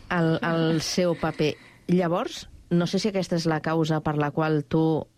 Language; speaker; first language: Catalan; native; Catalan